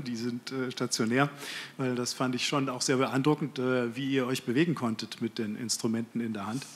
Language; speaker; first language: German; native; German